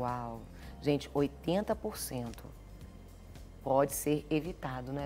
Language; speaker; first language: Portuguese; native; Portuguese